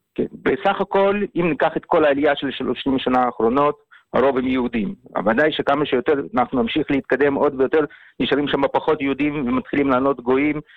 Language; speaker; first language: Hebrew; early bilingual, other home language; Russian